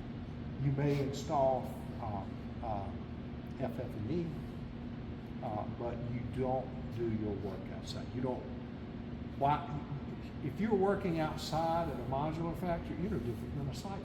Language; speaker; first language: English; native; English